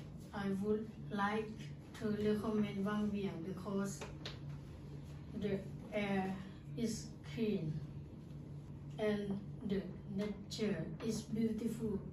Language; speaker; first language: English; non-native, learner; Lao